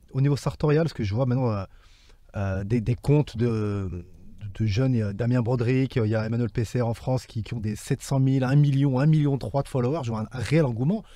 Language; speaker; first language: French; native; French